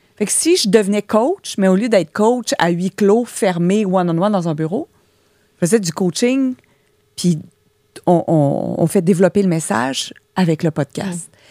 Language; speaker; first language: French; native; French